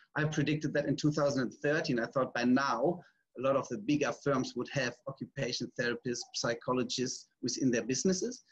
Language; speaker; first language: English; non-native, fluent; German